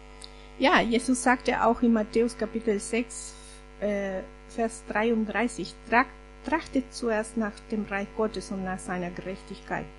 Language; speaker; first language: German; non-native, fluent; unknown